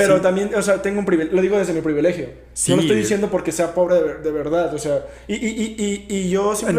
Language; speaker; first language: Spanish; native; Spanish